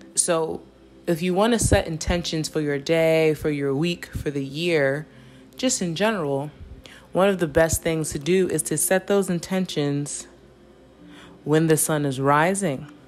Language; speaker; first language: English; native; English